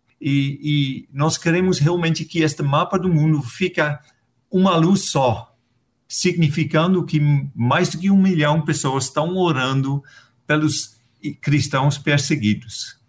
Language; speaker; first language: Portuguese; non-native, fluent; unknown